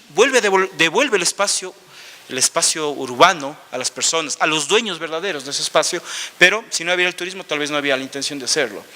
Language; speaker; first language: Spanish; native; Spanish